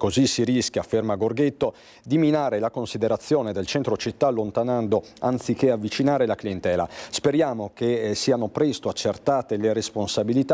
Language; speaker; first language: Italian; native; Italian